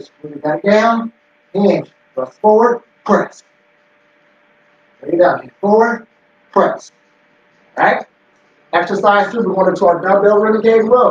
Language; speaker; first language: English; native; English